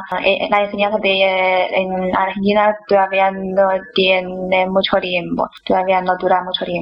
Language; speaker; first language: Spanish; non-native, fluent; Chinese